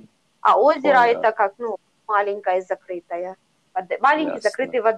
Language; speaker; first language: Russian; native; Russian